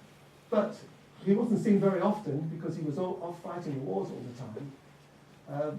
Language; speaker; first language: English; native; English